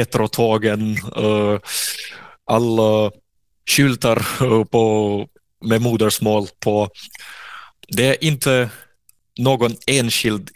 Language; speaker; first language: Swedish; non-native, fluent; Russian